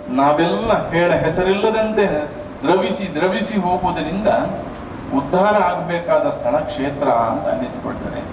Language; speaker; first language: Kannada; native; Kannada